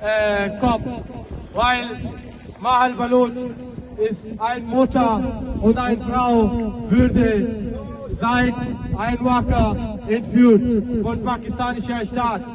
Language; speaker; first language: German; non-native, learner; Baluchi